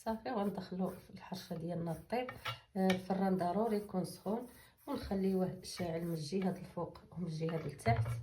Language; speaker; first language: Arabic; native; Arabic